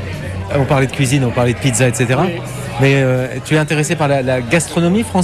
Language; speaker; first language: French; native; French